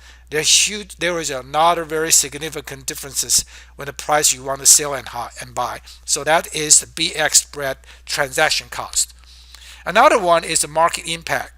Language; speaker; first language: English; non-native, fluent; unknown